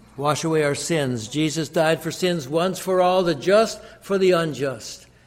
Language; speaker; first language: English; native; English